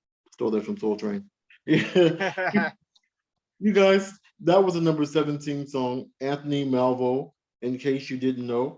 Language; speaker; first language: English; native; English